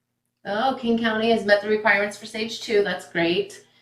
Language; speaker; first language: English; native; English